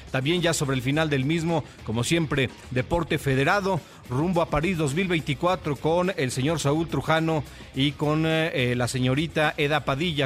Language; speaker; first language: Spanish; native; Spanish